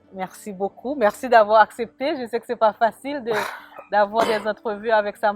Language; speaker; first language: French; native; French